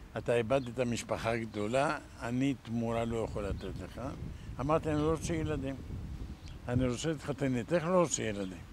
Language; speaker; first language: Hebrew; non-native, fluent; Ladino